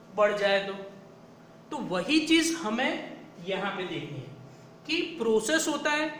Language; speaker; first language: Hindi; non-native, local second language; Gujarati